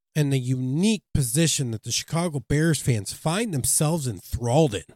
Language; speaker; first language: English; native; English